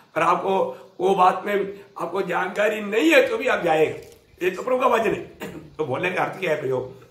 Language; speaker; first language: Hindi; non-native, local second language; Malayalam